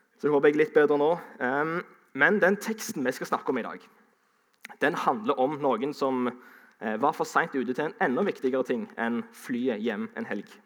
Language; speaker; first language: Norwegian; native; Norwegian